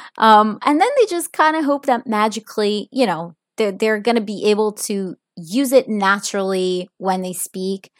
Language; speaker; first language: English; non-native, fluent; Italian